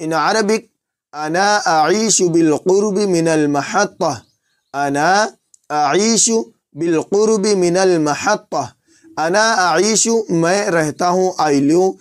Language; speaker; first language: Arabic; non-native, fluent; Urdu